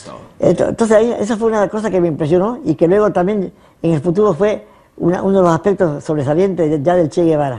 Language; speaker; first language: Spanish; native; Spanish